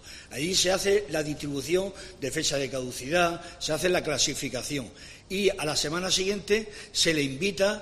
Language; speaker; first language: Spanish; native; Spanish